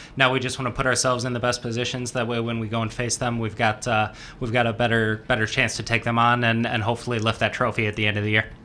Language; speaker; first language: English; native; English